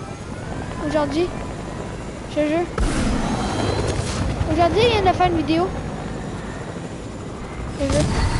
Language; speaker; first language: French; native; French